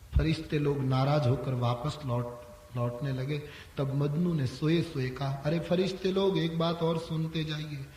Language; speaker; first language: Hindi; non-native, local second language; Gujarati